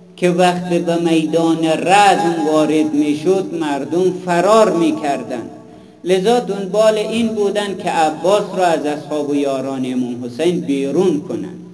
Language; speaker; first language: Persian; native; Persian